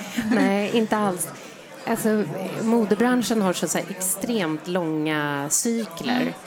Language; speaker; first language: Swedish; native; Swedish